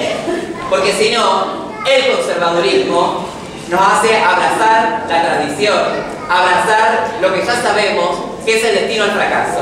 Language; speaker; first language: Spanish; native; Spanish